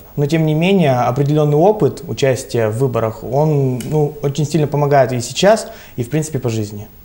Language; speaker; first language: Russian; native; Russian